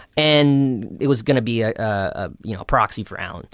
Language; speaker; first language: English; early bilingual, other home language; Hindi